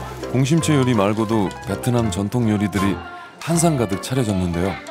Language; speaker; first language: Korean; native; Korean